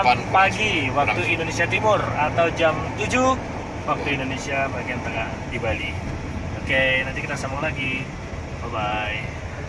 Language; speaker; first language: Indonesian; native; Indonesian